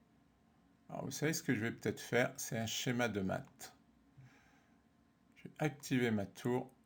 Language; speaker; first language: French; native; French